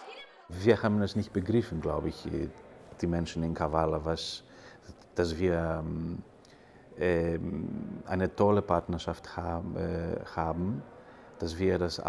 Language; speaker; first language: German; non-native, fluent; Greek